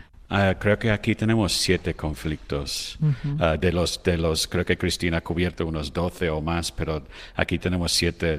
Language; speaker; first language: Spanish; non-native, fluent; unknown